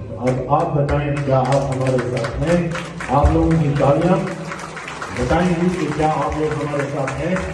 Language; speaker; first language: Urdu; early bilingual, heritage; Urdu